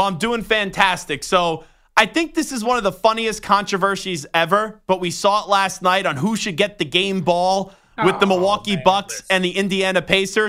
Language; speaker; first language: English; native; English